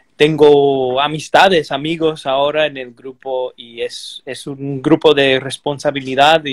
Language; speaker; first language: Portuguese; non-native, learner; English